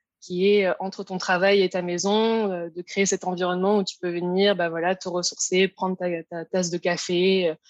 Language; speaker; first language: French; native; French